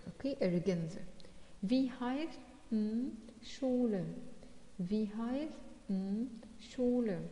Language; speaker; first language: German; non-native, fluent; Arabic